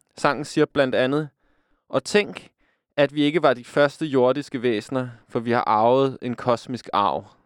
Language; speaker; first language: Danish; native; Danish